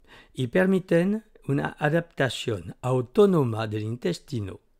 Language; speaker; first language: Spanish; native; Spanish